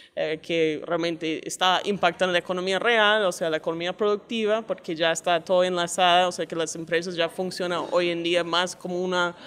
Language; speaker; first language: Spanish; non-native, fluent; English